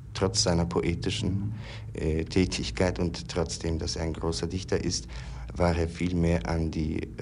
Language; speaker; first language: German; non-native, fluent; Polish